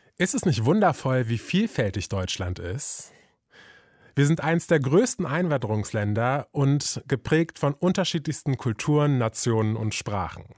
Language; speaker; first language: German; native; German